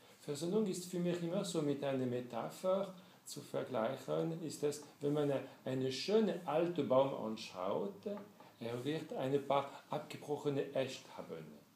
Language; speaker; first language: German; non-native, fluent; French